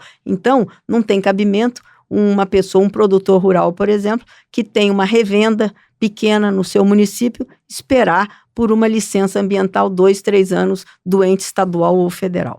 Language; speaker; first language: Portuguese; native; Portuguese